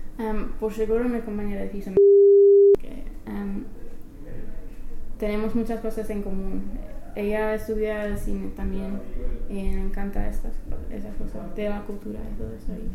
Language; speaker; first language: Spanish; non-native, learner; English